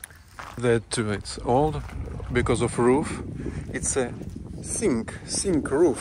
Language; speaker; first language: English; non-native, learner; Russian